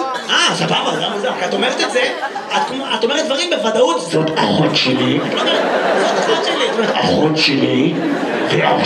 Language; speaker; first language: Hebrew; native; Hebrew